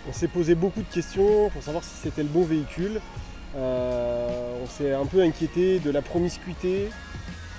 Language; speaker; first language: French; native; French